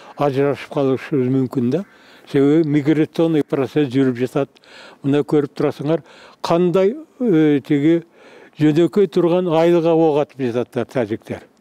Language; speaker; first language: Kyrgyz; native; Kyrgyz